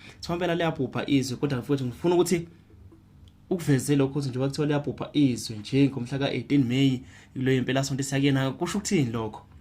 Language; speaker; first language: Zulu; native; Zulu